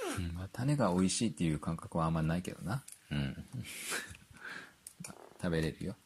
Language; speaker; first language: Japanese; native; Japanese